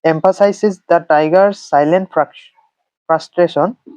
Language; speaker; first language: English; non-native, local second language; Assamese